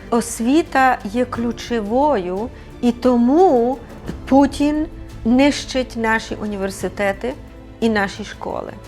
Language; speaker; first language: Ukrainian; early bilingual, heritage; Ukrainian